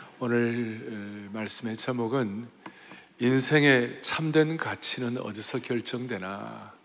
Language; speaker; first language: Korean; native; Korean